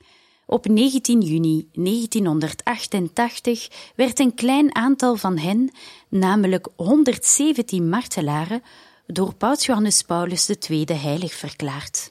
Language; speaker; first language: Dutch; native; Dutch